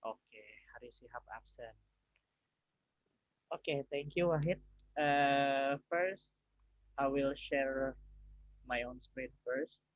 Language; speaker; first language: English; non-native, learner; Indonesian